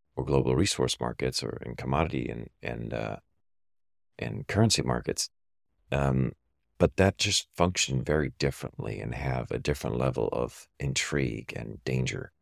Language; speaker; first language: English; non-native, fluent; German